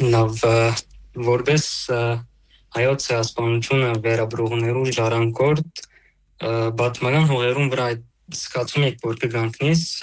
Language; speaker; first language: Armenian; early bilingual, heritage; Armenian